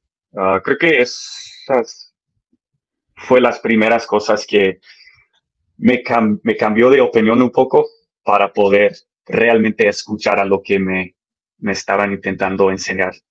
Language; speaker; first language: Spanish; early bilingual, heritage; English